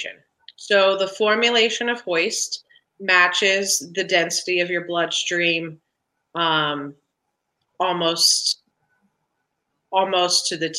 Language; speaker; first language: English; native; English